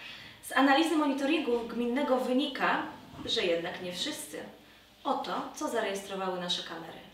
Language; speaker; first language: Polish; native; Polish